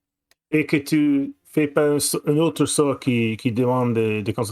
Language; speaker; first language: French; non-native, fluent; English